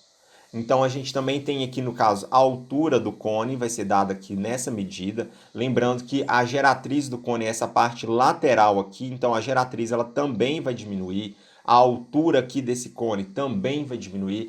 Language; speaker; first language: Portuguese; native; Portuguese